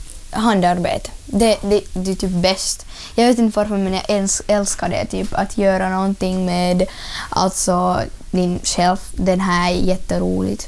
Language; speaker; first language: Swedish; non-native, learner; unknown